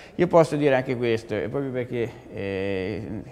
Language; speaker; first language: Italian; native; Italian